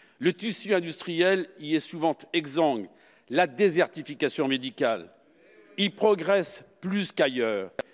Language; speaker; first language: French; native; French